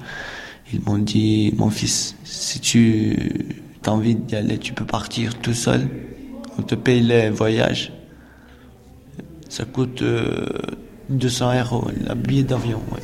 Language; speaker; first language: French; non-native, learner; Albanian